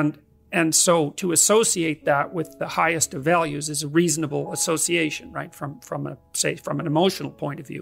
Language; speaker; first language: English; native; English